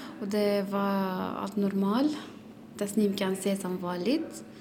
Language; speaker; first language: Swedish; non-native, learner; Arabic